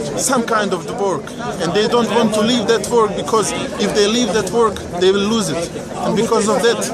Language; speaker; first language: English; non-native, learner; Bosnian